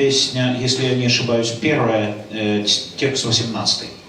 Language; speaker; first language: Russian; native; Russian